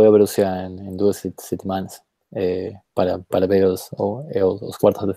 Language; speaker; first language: Portuguese; non-native, fluent; Spanish